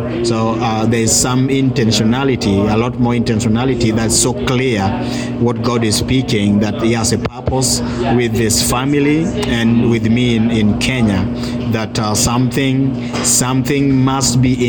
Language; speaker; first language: English; non-native, local second language; Luo (Kenya and Tanzania)